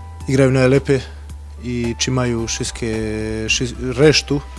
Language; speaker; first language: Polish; non-native, learner; Croatian